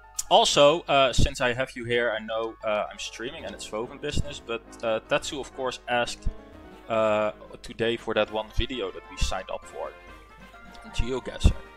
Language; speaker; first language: English; early bilingual, other home language; Dutch